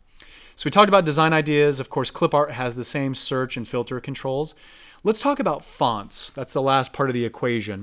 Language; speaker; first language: English; native; English